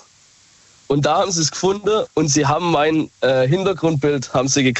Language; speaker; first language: German; native; German